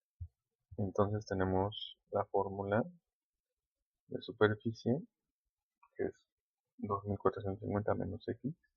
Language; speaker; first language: Spanish; native; Spanish